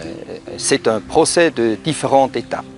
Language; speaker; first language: French; non-native, local second language; German